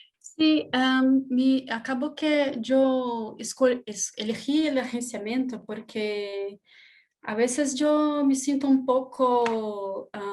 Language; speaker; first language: Spanish; non-native, learner; Portuguese